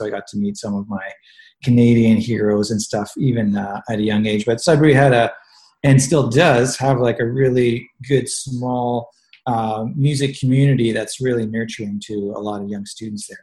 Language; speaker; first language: English; native; English